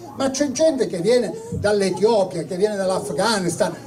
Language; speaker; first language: Italian; native; Italian